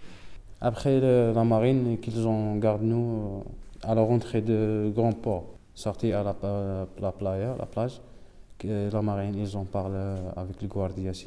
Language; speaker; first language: French; non-native, local second language; Arabic